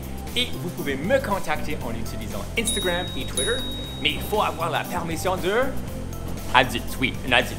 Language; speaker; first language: French; non-native, learner; English